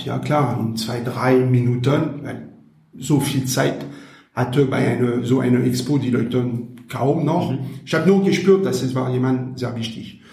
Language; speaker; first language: German; non-native, learner; French